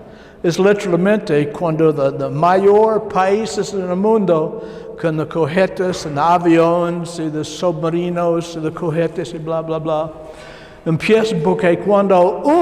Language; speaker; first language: Spanish; non-native, learner; English